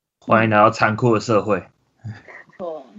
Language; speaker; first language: Chinese; native; Chinese